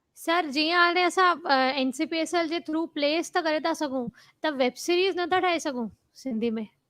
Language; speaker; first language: Sindhi; early bilingual, heritage; Sindhi